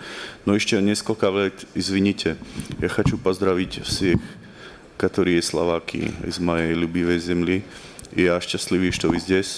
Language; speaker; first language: Russian; non-native, learner; Slovak